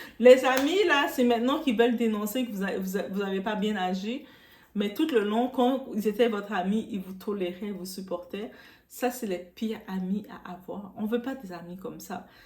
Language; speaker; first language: French; non-native, local second language; Arabic